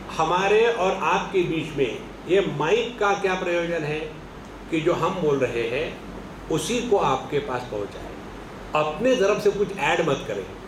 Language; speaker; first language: Hindi; non-native, local second language; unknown